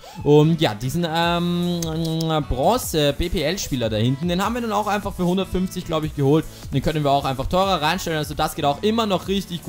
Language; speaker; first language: German; native; German